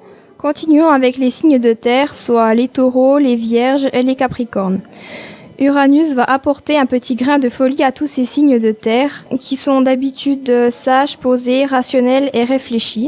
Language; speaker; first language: French; native; French